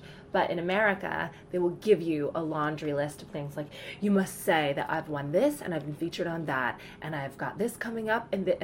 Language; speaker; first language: English; native; English